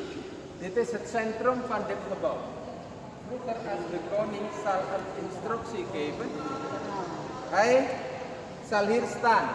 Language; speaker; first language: Dutch; non-native, learner; Indonesian